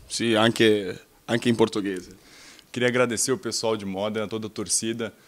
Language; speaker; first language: Portuguese; native; Portuguese